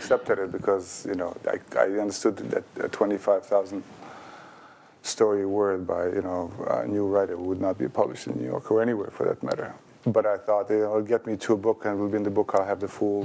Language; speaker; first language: English; non-native, fluent; Bosnian